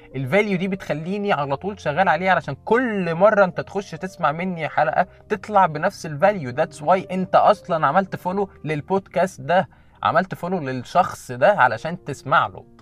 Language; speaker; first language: Arabic; native; Arabic